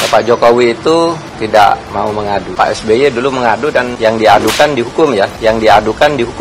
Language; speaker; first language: Indonesian; native; Indonesian